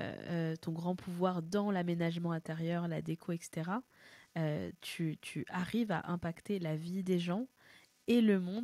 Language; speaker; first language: French; native; French